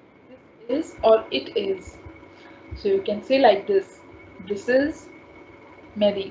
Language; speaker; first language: English; non-native, local second language; Hindi